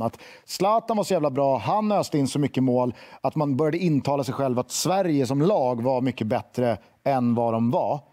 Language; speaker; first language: Swedish; native; Swedish